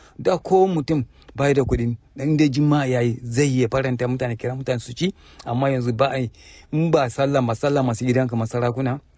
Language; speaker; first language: Hausa; non-native, local second language; Kanuri